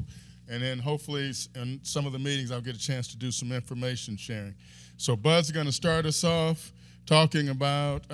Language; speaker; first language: English; native; English